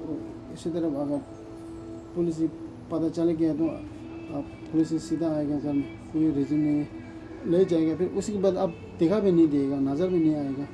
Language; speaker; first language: Hindi; non-native, learner; Tibetan